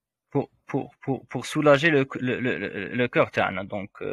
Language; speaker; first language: French; non-native, local second language; Arabic